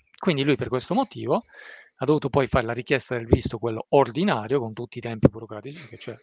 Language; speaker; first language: Italian; early bilingual, other home language; Persian